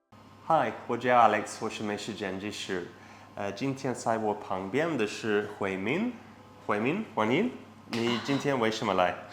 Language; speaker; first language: Chinese; non-native, fluent; English